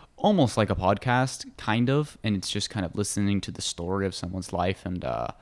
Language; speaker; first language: English; native; English